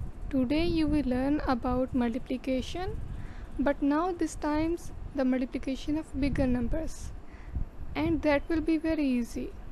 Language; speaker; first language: English; non-native, local second language; Urdu